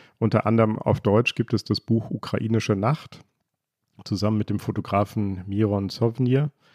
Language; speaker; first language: German; native; German